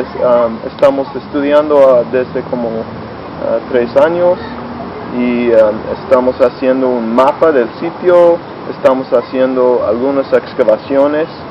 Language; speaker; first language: Spanish; non-native, fluent; English